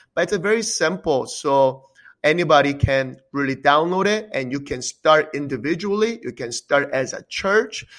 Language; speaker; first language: English; early bilingual, other home language; Korean